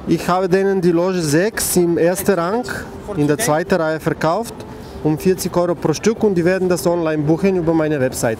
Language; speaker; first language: German; non-native, fluent; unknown